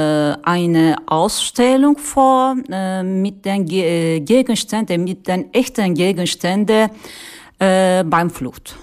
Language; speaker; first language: German; non-native, learner; Turkish